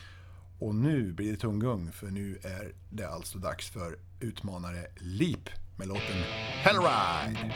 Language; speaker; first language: Swedish; native; Swedish